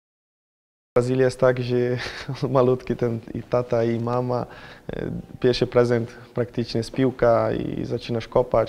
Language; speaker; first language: Polish; non-native, fluent; Portuguese